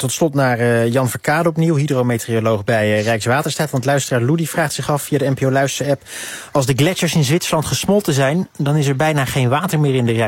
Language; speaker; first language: Dutch; native; Dutch